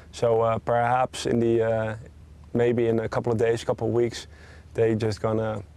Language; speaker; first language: English; non-native, fluent; Dutch